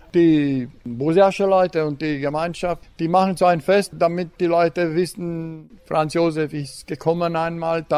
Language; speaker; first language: German; non-native, local second language; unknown